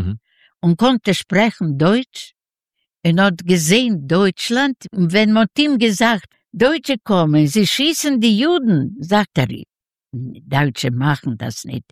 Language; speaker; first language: German; non-native, learner; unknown